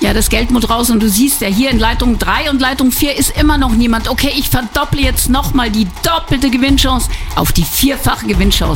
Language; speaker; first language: German; native; German